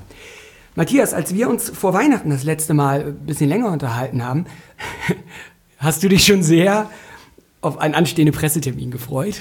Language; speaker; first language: German; native; German